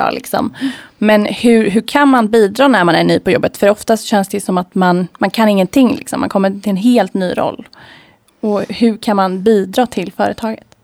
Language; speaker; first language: Swedish; native; Swedish